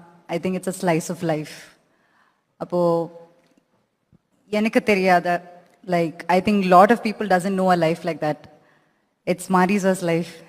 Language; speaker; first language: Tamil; non-native, local second language; Malayalam